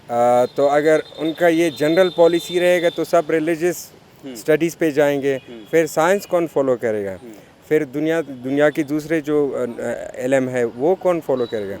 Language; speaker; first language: Hindi; non-native, fluent; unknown